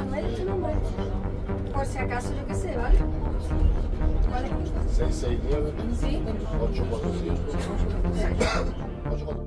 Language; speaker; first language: Spanish; non-native, learner; Polish